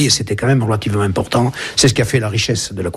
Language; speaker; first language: French; native; French